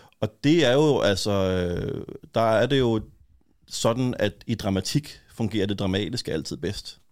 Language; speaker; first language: Danish; native; Danish